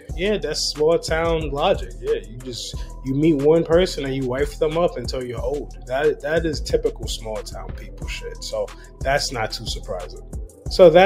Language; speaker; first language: English; native; English